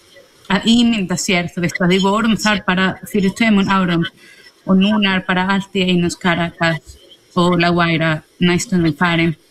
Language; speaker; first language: Icelandic; non-native, fluent; Spanish